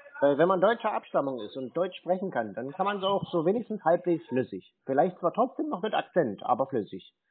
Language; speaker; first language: German; native; German